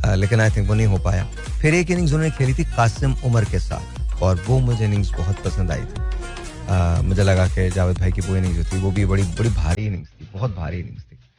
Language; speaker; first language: Urdu; native; Urdu